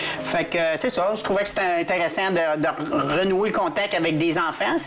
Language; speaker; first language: French; native; French